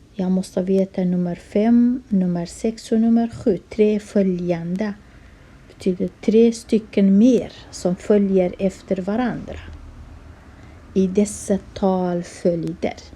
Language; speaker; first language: Swedish; non-native, fluent; Kurdish